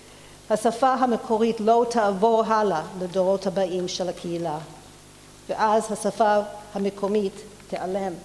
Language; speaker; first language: Hebrew; non-native, fluent; English